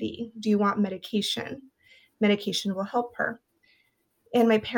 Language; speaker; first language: English; early bilingual, other home language; Spanish